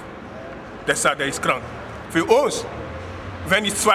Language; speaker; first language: German; non-native, learner; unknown